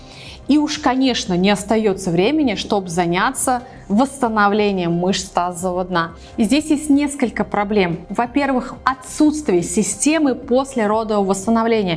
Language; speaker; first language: Russian; native; Russian